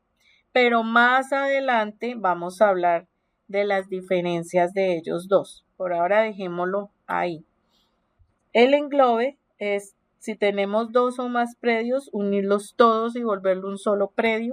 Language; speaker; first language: Spanish; native; Spanish